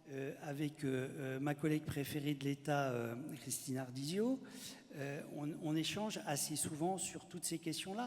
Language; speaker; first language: French; native; French